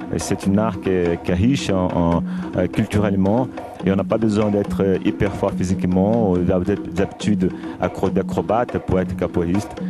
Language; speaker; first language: French; non-native, fluent; Portuguese